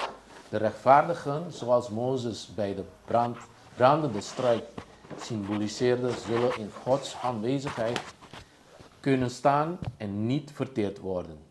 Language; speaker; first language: Dutch; non-native, local second language; Papiamento